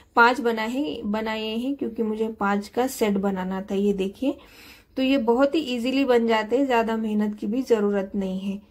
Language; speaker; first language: Hindi; non-native, local second language; Marathi